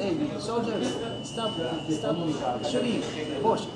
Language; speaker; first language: English; non-native, learner; Russian